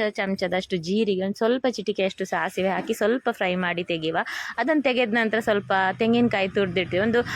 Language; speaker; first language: Kannada; native; Kannada